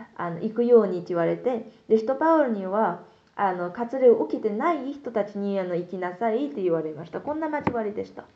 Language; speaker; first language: Japanese; non-native, fluent; Korean